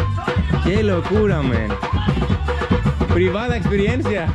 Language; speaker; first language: Spanish; non-native, learner; Greek